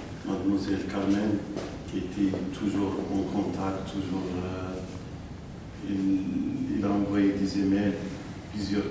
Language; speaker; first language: French; non-native, local second language; Arabic